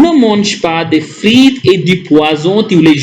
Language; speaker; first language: French; non-native, fluent; Hindi